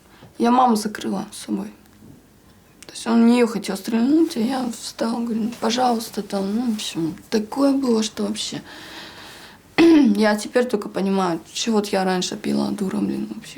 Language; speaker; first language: Russian; native; Russian